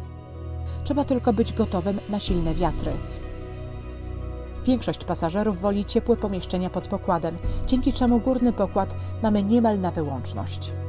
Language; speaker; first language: Polish; native; Polish